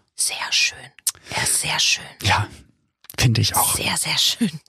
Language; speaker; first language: German; non-native, fluent; English